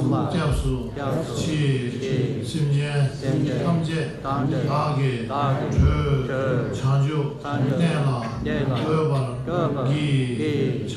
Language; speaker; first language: Russian; non-native, learner; Tibetan